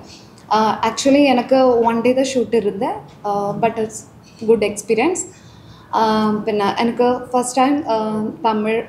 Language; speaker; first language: Tamil; non-native, learner; Malayalam